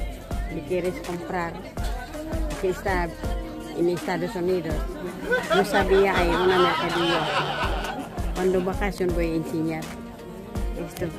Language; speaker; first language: Spanish; non-native, learner; Filipino